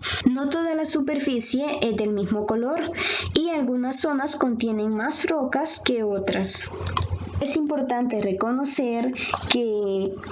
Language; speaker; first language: Spanish; native; Spanish